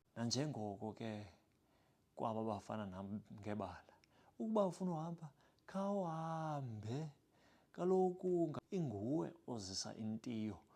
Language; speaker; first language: Xhosa; non-native, local second language; English